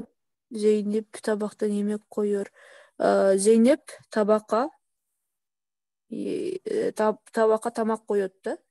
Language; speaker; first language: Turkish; non-native, learner; Kyrgyz